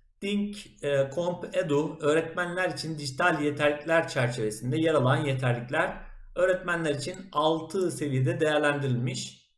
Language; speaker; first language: Turkish; native; Turkish